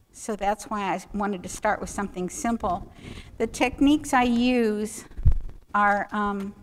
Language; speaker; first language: English; native; English